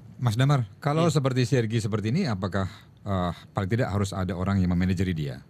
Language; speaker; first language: Indonesian; native; Indonesian